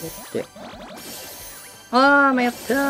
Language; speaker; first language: Japanese; native; Japanese